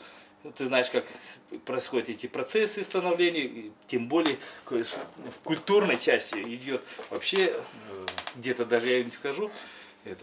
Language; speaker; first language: Russian; non-native, local second language; Kyrgyz